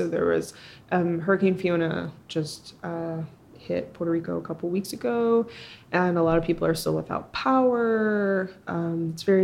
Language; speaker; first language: English; early bilingual, other home language; Spanish